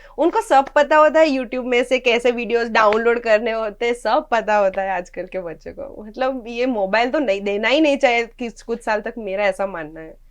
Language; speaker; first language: Hindi; non-native, local second language; Gujarati